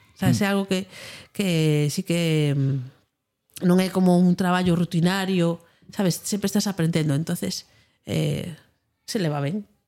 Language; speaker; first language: Galician; non-native, local second language; Spanish